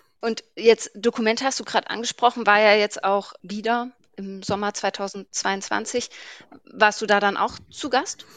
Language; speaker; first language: German; native; German